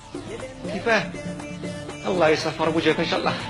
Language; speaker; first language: Arabic; native; Arabic